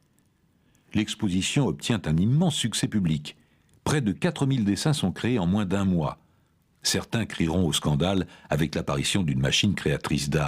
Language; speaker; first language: French; native; French